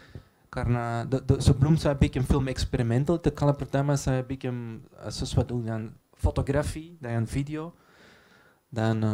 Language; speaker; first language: Indonesian; non-native, learner; Dutch